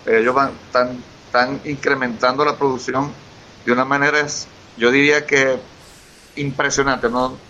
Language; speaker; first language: Spanish; native; Spanish